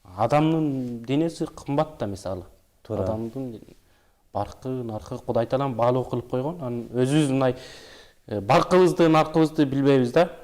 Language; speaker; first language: Kyrgyz; early bilingual, heritage; Kyrgyz